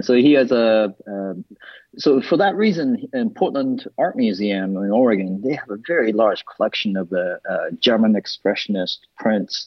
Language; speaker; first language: English; non-native, fluent; Japanese